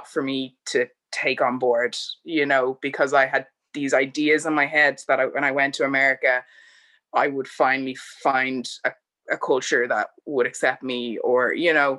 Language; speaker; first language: English; native; English